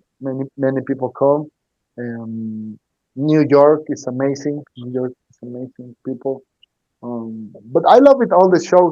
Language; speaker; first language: English; non-native, learner; Spanish